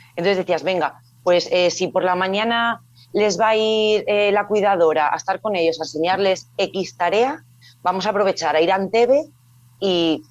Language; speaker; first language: Spanish; native; Spanish